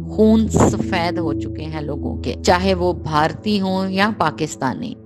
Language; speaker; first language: Urdu; native; Urdu